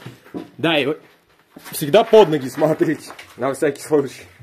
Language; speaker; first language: Russian; native; Russian